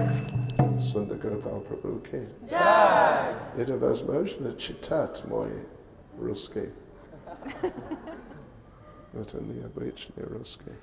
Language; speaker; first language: Russian; non-native, learner; English